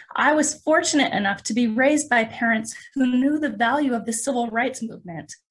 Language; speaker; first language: English; native; English